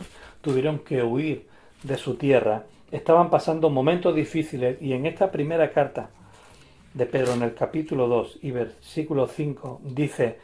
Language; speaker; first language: Spanish; native; Spanish